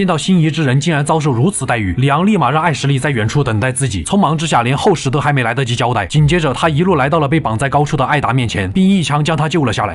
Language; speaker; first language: Chinese; native; Chinese